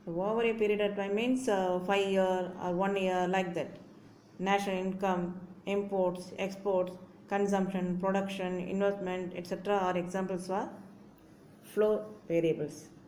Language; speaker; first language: English; non-native, local second language; Tamil